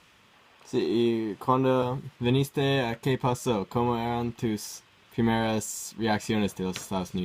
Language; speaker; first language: Spanish; non-native, learner; English